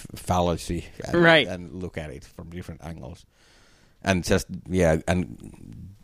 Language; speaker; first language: English; non-native, fluent; Finnish